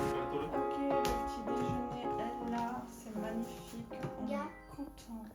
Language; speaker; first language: French; native; French